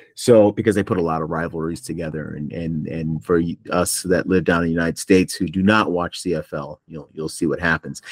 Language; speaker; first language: English; native; English